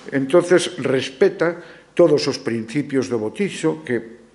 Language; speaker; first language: Galician; non-native, local second language; Spanish